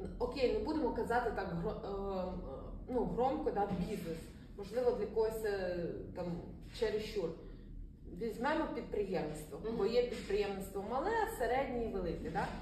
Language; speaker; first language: Ukrainian; non-native, local second language; Russian